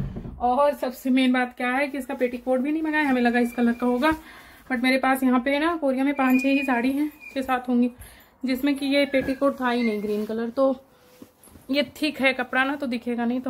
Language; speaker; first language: Hindi; native; Hindi